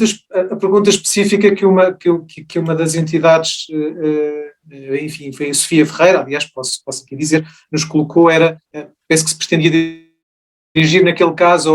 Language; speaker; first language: Portuguese; native; Portuguese